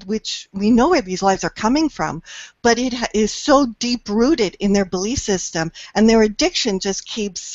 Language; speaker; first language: English; native; English